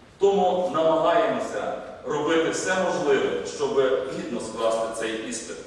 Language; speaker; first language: Ukrainian; native; Ukrainian